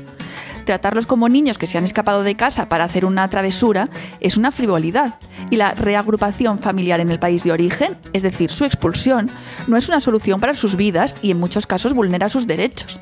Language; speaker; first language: Spanish; native; Spanish